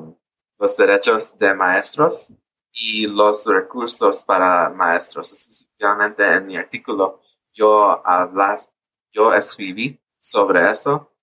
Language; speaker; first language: Spanish; early bilingual, heritage; English